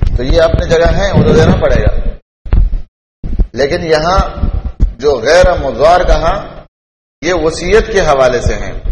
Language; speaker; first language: Urdu; non-native, local second language; Pashto